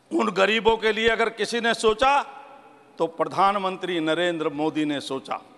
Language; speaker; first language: Hindi; native; Hindi